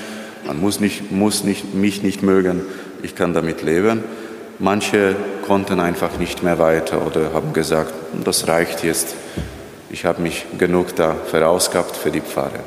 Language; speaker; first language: German; non-native, fluent; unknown